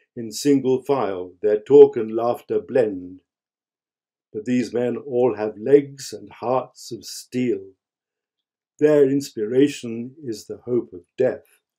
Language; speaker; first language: English; native; English